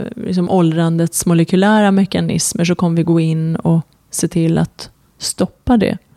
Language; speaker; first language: Swedish; early bilingual, other home language; Persian